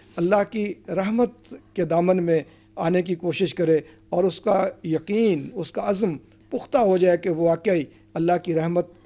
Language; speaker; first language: Urdu; native; Urdu